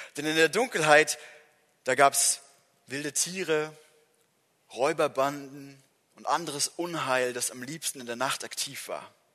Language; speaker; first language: German; non-native, fluent; English